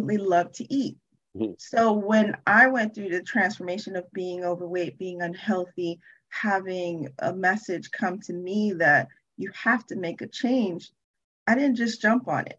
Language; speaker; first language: English; native; English